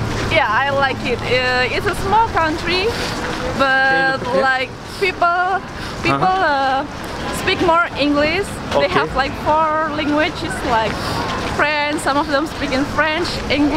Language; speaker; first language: English; non-native, learner; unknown